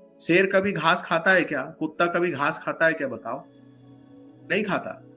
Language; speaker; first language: Hindi; non-native, local second language; Marathi